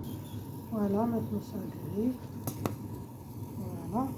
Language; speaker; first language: French; non-native, learner; Arabic